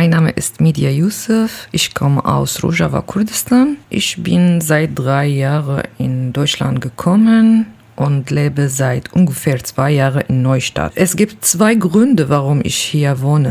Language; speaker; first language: German; non-native, learner; Kurdish